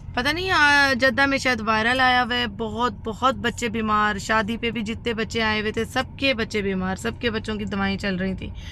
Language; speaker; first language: Urdu; native; Urdu